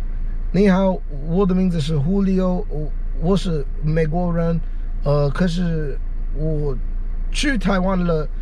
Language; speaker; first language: Chinese; non-native, learner; English